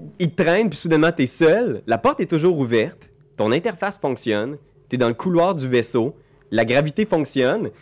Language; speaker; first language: French; native; French